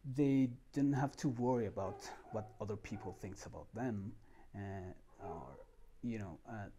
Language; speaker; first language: English; non-native, fluent; Spanish